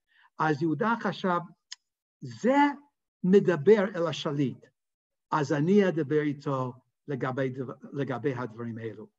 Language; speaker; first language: Hebrew; non-native, fluent; English